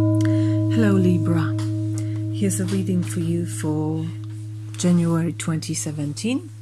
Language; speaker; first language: English; non-native, fluent; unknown